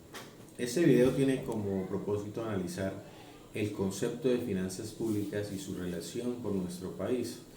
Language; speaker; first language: Spanish; native; Spanish